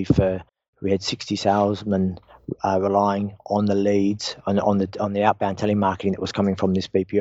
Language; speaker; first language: English; native; English